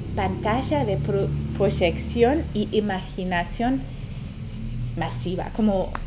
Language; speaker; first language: Spanish; non-native, fluent; German